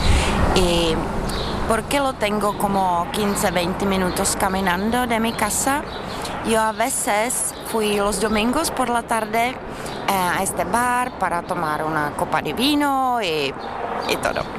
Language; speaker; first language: Spanish; non-native, learner; Czech